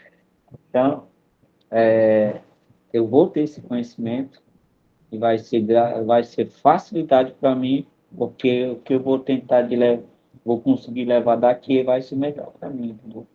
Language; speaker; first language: Portuguese; non-native, local second language; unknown